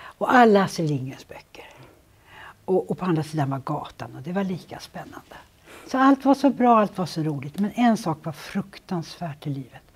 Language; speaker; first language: Swedish; native; Swedish